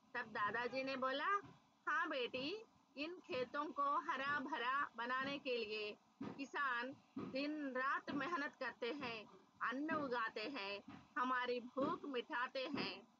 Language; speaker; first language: Hindi; non-native, local second language; Telugu